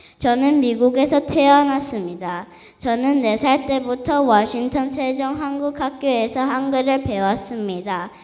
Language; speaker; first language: Korean; early bilingual, heritage; Korean